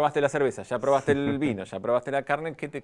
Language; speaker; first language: Spanish; native; Spanish